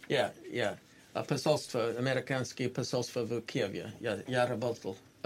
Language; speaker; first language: Russian; non-native, learner; English